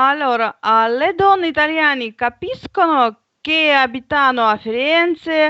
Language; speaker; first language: Italian; non-native, learner; Russian